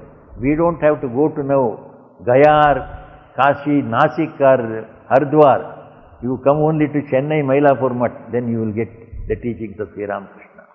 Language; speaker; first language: English; non-native, local second language; Tamil